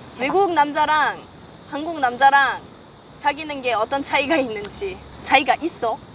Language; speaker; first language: Korean; non-native, fluent; German